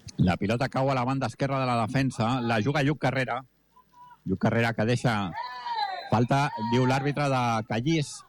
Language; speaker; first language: Catalan; native; Catalan